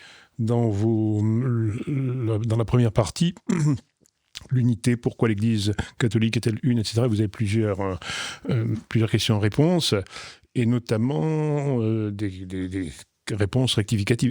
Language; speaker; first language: French; native; French